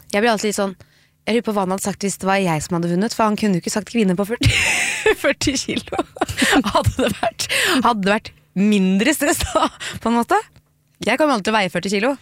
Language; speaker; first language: Norwegian; native; Norwegian